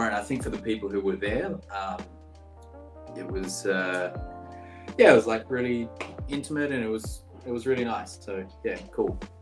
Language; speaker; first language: English; early bilingual, other home language; Portuguese